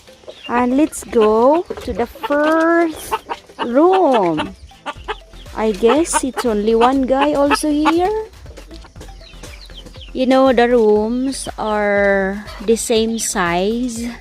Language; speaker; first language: English; non-native, local second language; Filipino